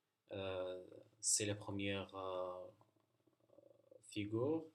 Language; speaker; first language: French; non-native, learner; Arabic